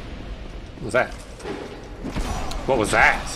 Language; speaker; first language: English; native; English